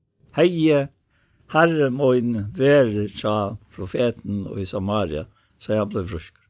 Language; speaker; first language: Danish; non-native, local second language; Faroese